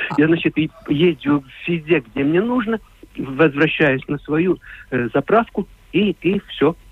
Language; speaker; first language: Russian; non-native, local second language; Latvian